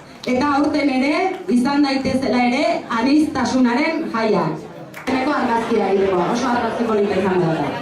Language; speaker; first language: Basque; native; Basque